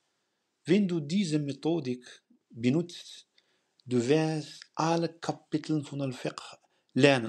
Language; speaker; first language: German; non-native, fluent; Arabic